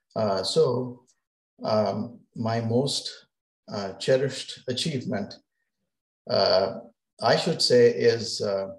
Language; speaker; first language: English; non-native, local second language; Kannada